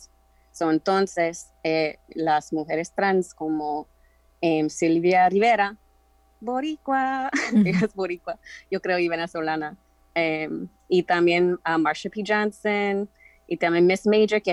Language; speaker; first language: Spanish; early bilingual, heritage; Spanish